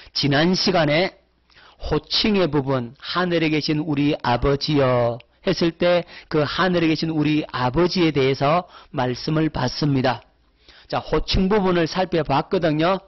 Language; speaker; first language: Korean; native; Korean